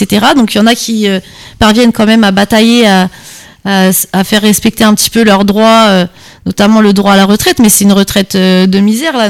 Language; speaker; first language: French; native; French